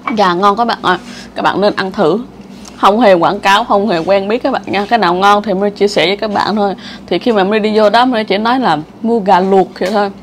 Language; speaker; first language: Vietnamese; non-native, local second language; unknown